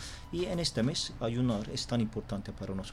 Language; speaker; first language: Spanish; non-native, learner; Turkish